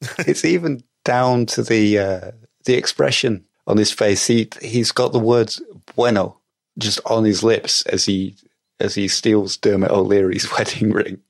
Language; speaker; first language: English; native; English